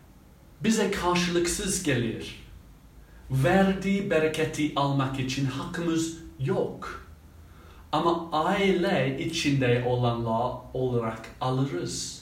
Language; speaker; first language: Turkish; non-native, fluent; English